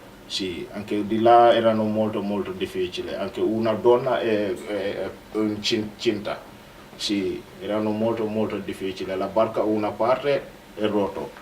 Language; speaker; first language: Italian; non-native, learner; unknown